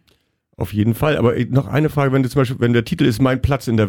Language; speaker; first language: German; native; German